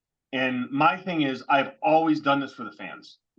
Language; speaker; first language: English; native; English